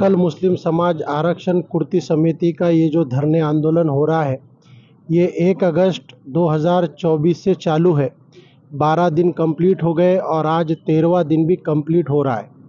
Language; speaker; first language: Urdu; native; Urdu